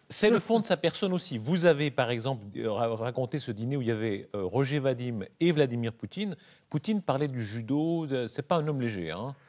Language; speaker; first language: French; native; French